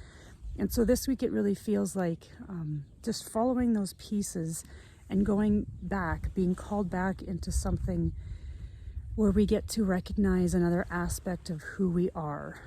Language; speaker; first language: English; native; English